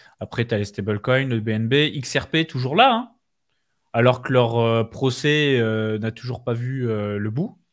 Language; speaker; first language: French; native; French